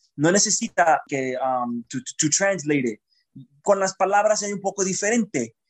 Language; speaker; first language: Spanish; early bilingual, heritage; Spanish